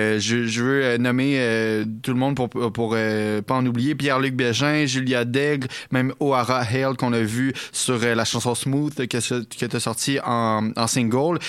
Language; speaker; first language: French; native; French